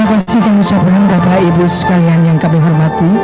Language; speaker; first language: Indonesian; native; Indonesian